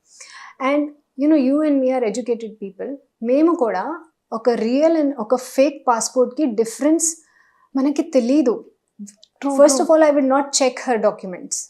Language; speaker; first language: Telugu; non-native, local second language; Hindi